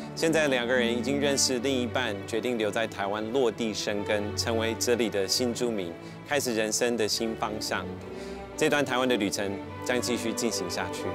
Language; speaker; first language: Chinese; non-native, fluent; English